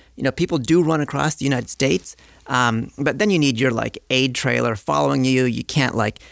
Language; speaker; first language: English; native; English